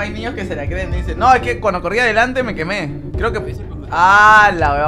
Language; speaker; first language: Spanish; native; Spanish